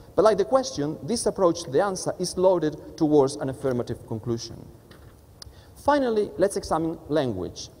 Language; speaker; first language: English; non-native, fluent; Spanish